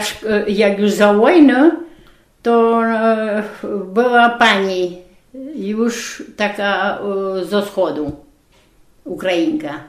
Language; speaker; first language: Polish; non-native, local second language; Rusyn